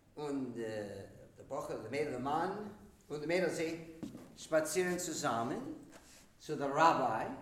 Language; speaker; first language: German; non-native, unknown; English